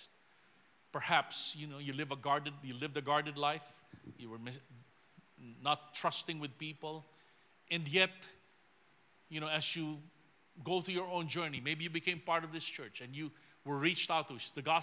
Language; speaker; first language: English; non-native, local second language; Filipino